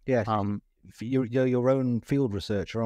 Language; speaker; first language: English; native; English